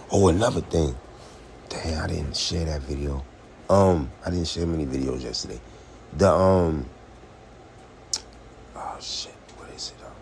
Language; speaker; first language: English; native; English